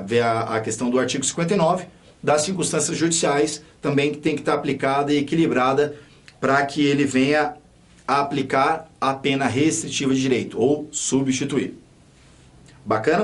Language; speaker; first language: Portuguese; native; Portuguese